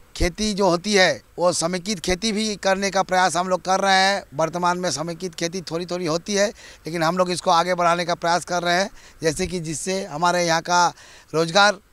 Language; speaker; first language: Hindi; native; Hindi